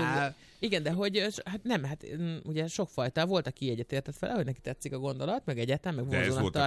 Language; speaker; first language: Hungarian; native; Hungarian